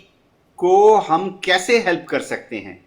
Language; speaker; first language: Hindi; native; Hindi